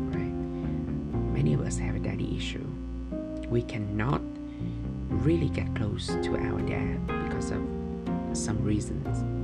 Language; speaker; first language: English; non-native, fluent; Vietnamese